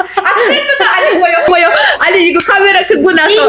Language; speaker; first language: Korean; non-native, fluent; Uzbek